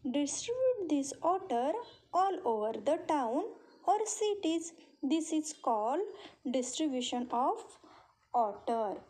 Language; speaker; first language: English; non-native, local second language; Marathi